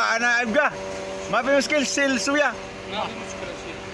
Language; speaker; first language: Arabic; non-native, learner; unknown